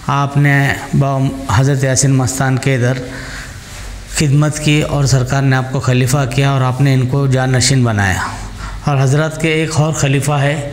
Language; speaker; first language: Hindi; native; Hindi